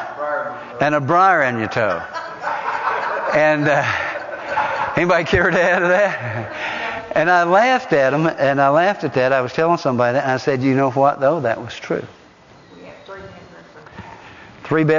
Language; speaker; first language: English; native; English